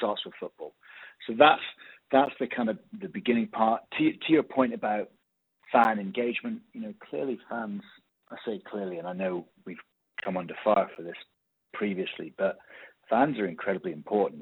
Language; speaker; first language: English; native; English